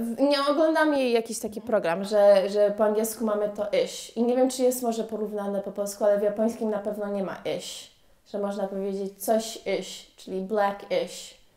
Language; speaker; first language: Polish; early bilingual, heritage; Polish